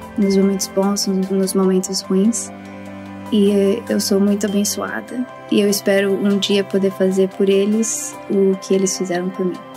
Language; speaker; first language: Portuguese; early bilingual, heritage; Portuguese